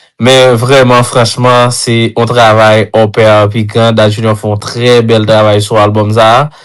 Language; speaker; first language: Haitian Creole; native; Haitian Creole